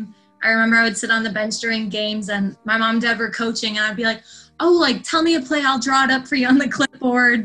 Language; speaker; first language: English; native; English